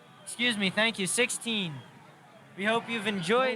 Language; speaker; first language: English; native; English